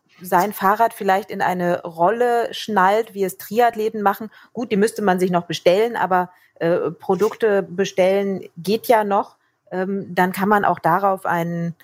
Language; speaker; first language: German; native; German